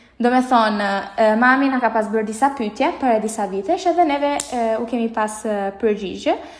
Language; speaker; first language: Albanian; early bilingual, heritage; Albanian